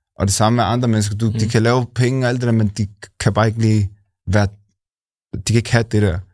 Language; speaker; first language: Danish; native; Danish